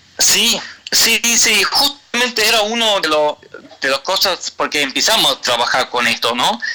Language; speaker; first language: Spanish; non-native, fluent; Swedish